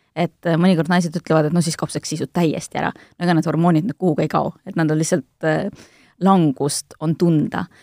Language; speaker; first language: Estonian; native; Estonian